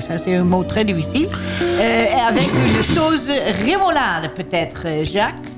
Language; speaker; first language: French; non-native, learner; Dutch